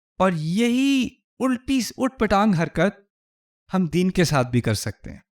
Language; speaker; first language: Urdu; early bilingual, heritage; Urdu